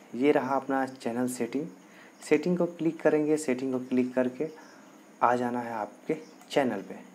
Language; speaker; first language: Hindi; native; Hindi